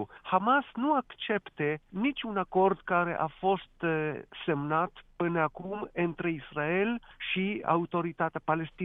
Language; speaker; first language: Romanian; non-native, fluent; Hebrew